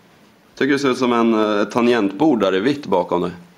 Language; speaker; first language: Swedish; native; Swedish